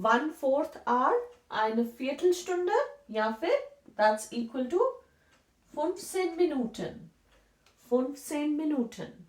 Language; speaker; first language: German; non-native, fluent; Hindi